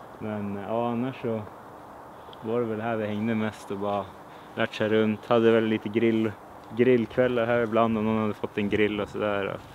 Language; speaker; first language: Swedish; native; Swedish